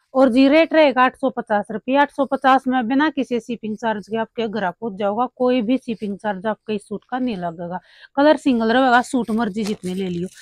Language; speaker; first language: Hindi; native; Hindi